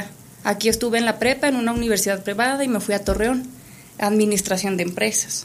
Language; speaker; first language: Spanish; native; Spanish